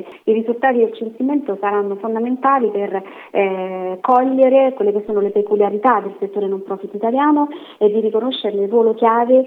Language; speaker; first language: Italian; native; Italian